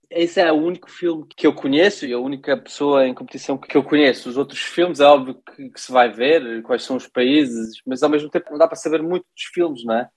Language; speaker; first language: Portuguese; early bilingual, heritage; Portuguese